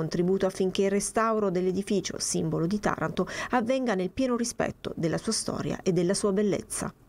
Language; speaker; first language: Italian; native; Italian